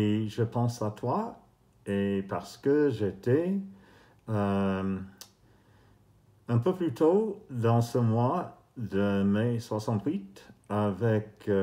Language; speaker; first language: French; non-native, fluent; English